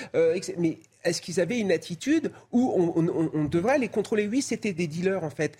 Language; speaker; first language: French; native; French